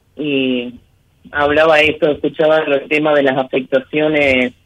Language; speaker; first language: Spanish; native; Spanish